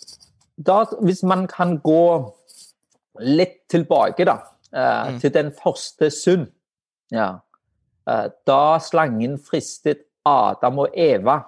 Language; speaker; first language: Norwegian; non-native, fluent; Vietnamese